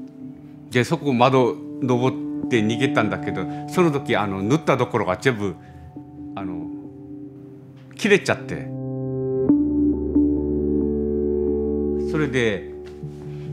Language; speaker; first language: Japanese; non-native, fluent; Korean